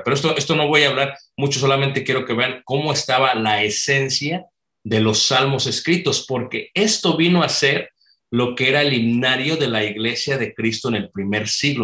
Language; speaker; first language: Spanish; native; Spanish